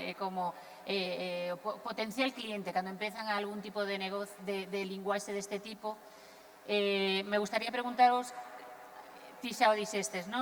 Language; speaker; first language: Spanish; non-native, local second language; Galician